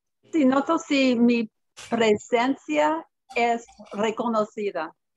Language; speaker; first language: Spanish; non-native, learner; English